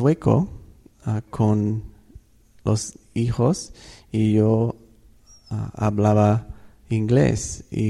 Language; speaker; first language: Spanish; non-native, fluent; English